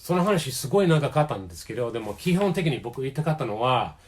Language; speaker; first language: Japanese; non-native, fluent; English